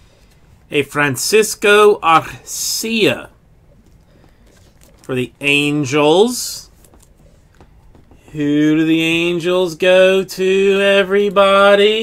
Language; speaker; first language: English; native; English